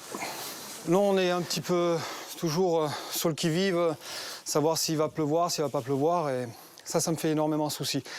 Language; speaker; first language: French; native; French